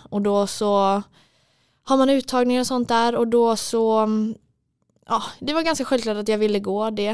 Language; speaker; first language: Swedish; native; Swedish